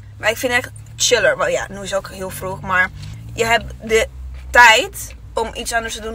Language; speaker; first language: Dutch; non-native, learner; Italian